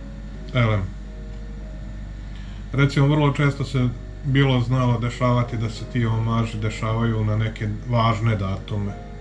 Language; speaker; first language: Serbian; native; Serbian